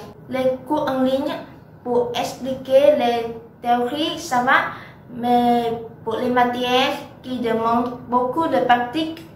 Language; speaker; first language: French; non-native, learner; Vietnamese